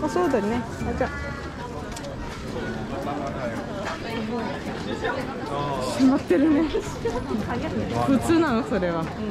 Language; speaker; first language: Japanese; non-native, fluent; Portuguese